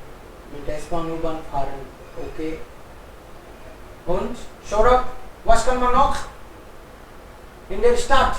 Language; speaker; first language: German; non-native, fluent; Hindi